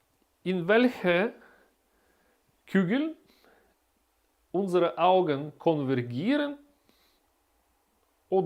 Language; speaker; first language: German; non-native, learner; Russian